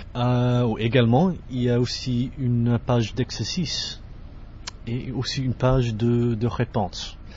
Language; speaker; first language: French; non-native, fluent; English